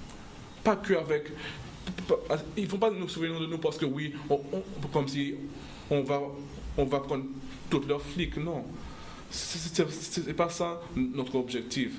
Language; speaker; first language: French; non-native, local second language; English